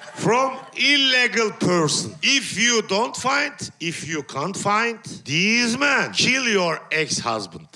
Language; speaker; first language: English; non-native, learner; Turkish